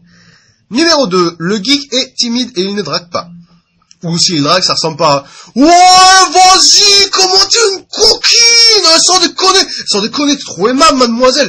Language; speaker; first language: French; native; French